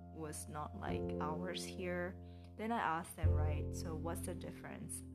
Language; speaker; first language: English; non-native, fluent; Indonesian